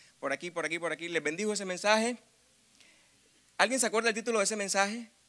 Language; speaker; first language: Spanish; native; Spanish